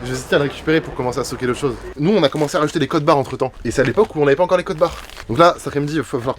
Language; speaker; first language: French; native; French